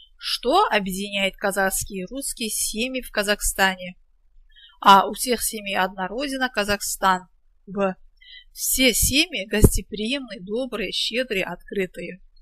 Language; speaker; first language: Russian; non-native, local second language; Kazakh